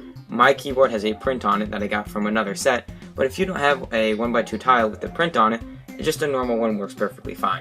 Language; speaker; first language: English; native; English